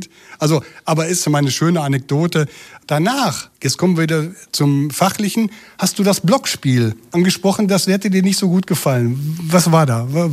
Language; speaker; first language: German; native; German